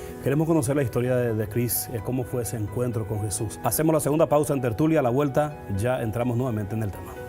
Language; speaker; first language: Spanish; native; Spanish